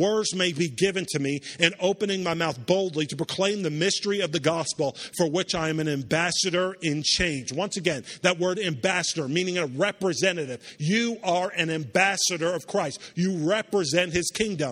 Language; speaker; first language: English; native; English